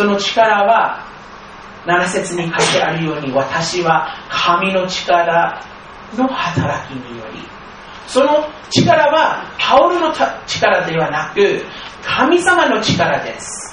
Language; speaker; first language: Japanese; non-native, fluent; English